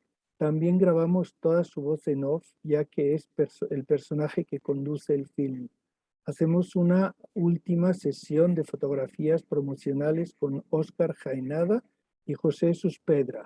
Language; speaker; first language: Spanish; native; Spanish